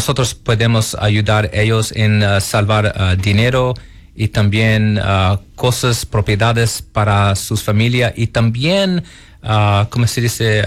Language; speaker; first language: Spanish; non-native, learner; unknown